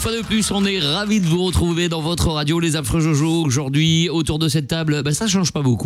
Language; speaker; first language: French; native; French